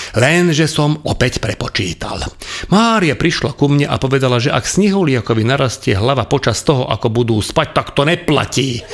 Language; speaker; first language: Slovak; non-native, local second language; Hungarian